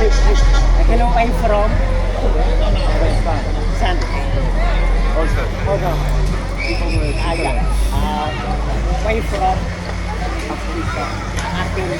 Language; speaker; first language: English; non-native, learner; Vietnamese